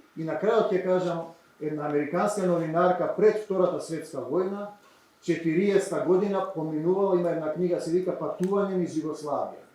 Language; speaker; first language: Macedonian; native; Macedonian